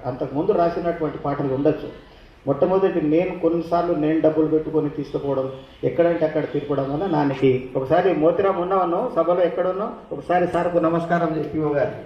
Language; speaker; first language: Telugu; non-native, local second language; Gondi